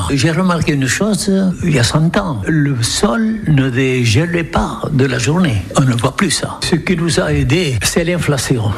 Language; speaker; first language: French; non-native, local second language; Occitan